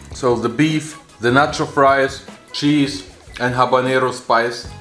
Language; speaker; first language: English; non-native, fluent; German